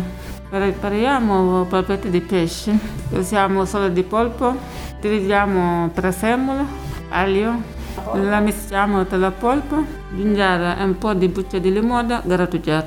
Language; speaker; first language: Italian; non-native, learner; Wolof